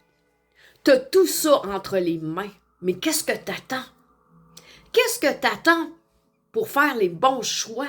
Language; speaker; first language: French; native; French